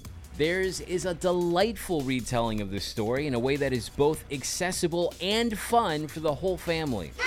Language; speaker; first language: English; native; English